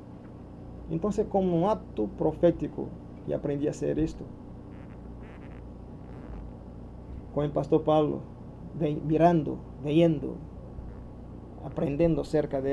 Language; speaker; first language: Spanish; non-native, learner; Portuguese